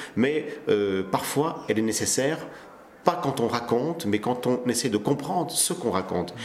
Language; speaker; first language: French; early bilingual, other home language; Kabyle